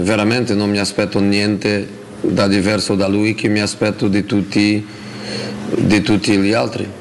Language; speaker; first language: Italian; non-native, fluent; Portuguese